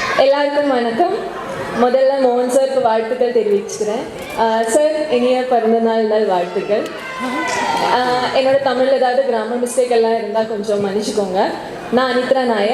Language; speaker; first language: Tamil; non-native, fluent; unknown